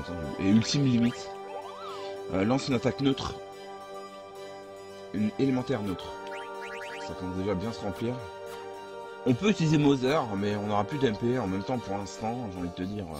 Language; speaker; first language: French; native; French